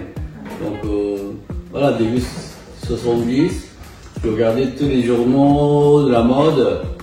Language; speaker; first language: French; non-native, fluent; Japanese